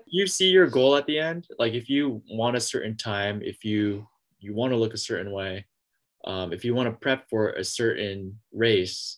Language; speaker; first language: English; native; English